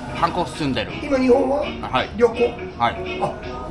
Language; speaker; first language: Japanese; non-native, learner; Korean